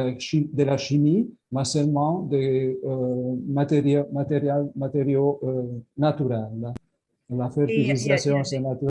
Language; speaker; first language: French; non-native, fluent; Italian